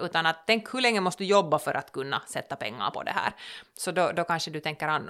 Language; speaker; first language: Swedish; native; Swedish